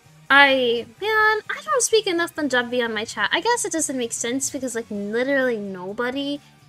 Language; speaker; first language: English; native; English